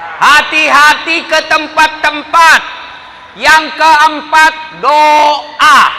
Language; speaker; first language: Indonesian; non-native, local second language; Buginese